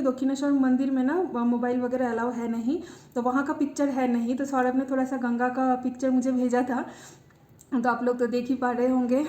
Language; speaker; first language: Hindi; non-native, local second language; Bangla